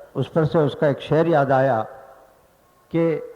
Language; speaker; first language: Hindi; non-native, local second language; Marathi